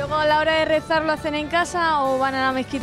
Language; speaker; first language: Spanish; native; Spanish